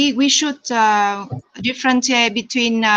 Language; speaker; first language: English; non-native, fluent; Vietnamese